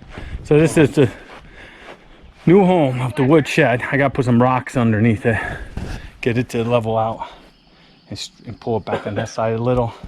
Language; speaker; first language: English; native; English